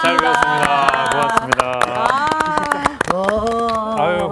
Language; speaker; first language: Korean; native; Korean